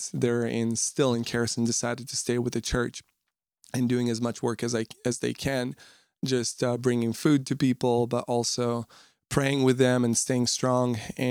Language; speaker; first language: English; non-native, fluent; Ukrainian